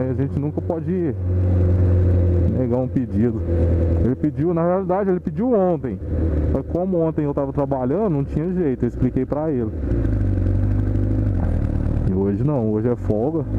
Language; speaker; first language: Portuguese; native; Portuguese